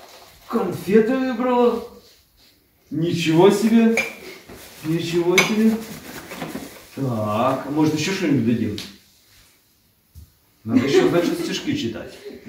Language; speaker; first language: Russian; native; Russian